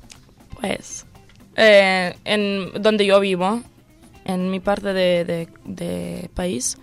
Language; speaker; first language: Spanish; non-native, learner; Croatian